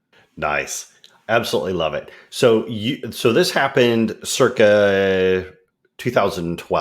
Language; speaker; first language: English; native; English